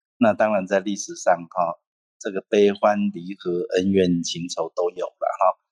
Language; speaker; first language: Chinese; non-native, local second language; Hakka Chinese